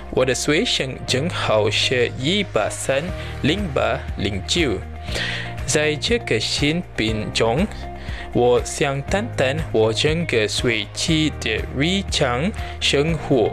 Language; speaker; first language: Chinese; non-native, learner; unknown